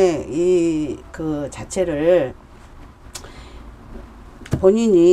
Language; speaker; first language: Korean; native; Korean